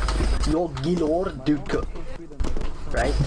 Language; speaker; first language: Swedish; non-native, learner; English